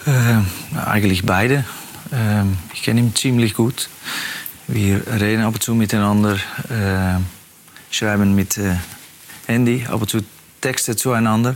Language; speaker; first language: German; non-native, fluent; Dutch